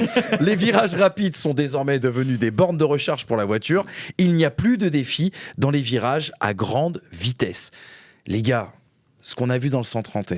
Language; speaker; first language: French; native; French